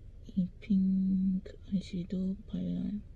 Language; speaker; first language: Korean; non-native, learner; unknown